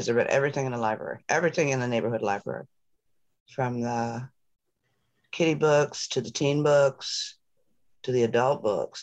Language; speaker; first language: English; native; English